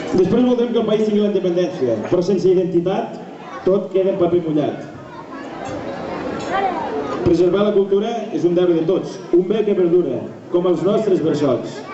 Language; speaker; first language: Catalan; native; Catalan